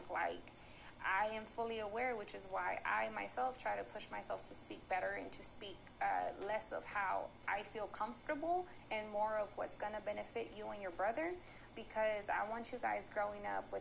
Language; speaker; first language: English; early bilingual, other home language; Spanish